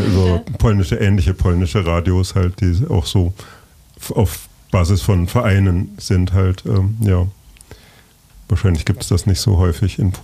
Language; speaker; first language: German; native; German